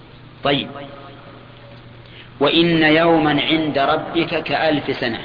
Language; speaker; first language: Arabic; native; Arabic